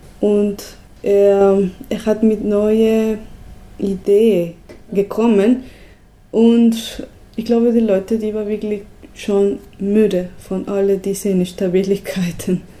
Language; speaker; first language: German; non-native, learner; Spanish